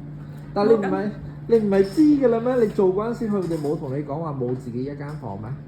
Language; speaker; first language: Cantonese; native; Cantonese